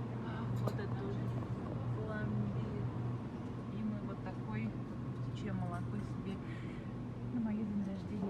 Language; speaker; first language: Russian; native; Russian